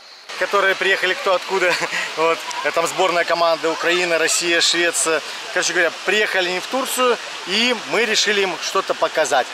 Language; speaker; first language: Russian; native; Russian